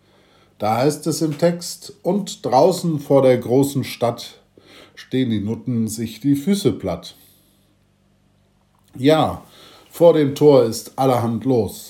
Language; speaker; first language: German; native; German